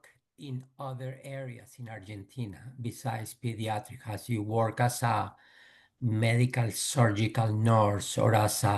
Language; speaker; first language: English; non-native, fluent; Spanish